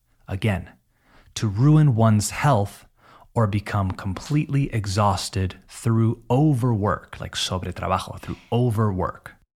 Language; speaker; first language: English; native; English